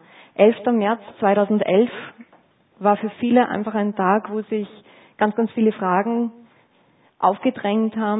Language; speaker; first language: German; native; German